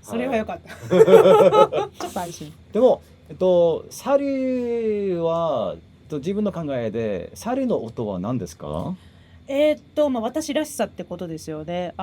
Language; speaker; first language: Japanese; non-native, learner; English